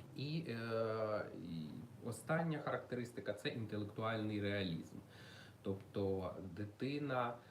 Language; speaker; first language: Ukrainian; non-native, local second language; Russian